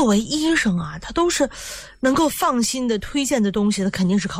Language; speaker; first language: Chinese; native; Chinese